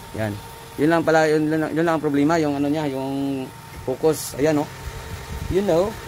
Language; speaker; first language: Filipino; non-native, local second language; Cebuano